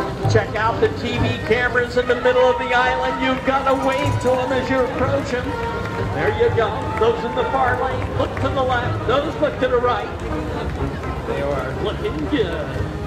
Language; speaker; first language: English; native; English